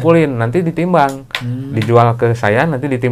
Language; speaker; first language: Indonesian; non-native, local second language; Sundanese